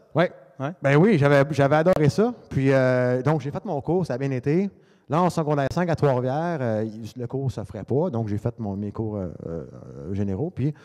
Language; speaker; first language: French; native; French